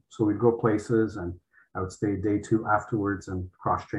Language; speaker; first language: English; early bilingual, other home language; Polish